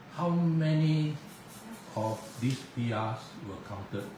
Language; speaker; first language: English; non-native, local second language; Chinese